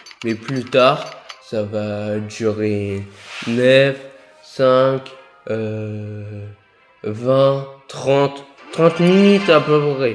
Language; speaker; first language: French; native; French